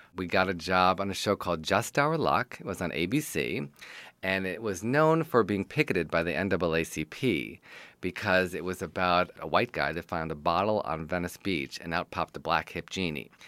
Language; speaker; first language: English; native; English